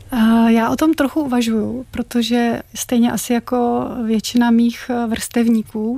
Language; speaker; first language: Czech; native; Czech